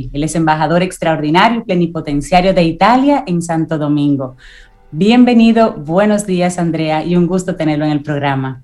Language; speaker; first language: Spanish; native; Spanish